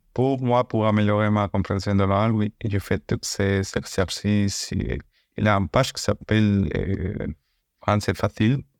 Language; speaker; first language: French; non-native, fluent; Spanish